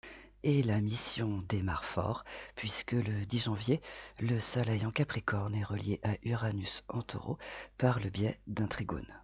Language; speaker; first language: French; native; French